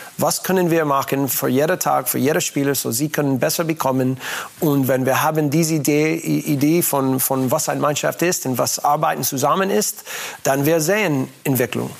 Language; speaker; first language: German; non-native, learner; English